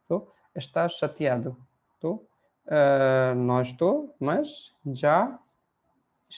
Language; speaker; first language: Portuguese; non-native, fluent; Hindi